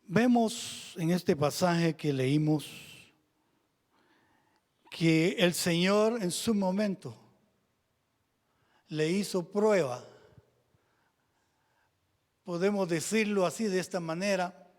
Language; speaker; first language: Spanish; native; Spanish